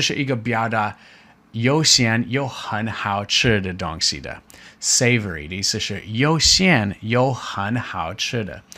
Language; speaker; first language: Chinese; non-native, fluent; English